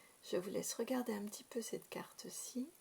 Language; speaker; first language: French; native; French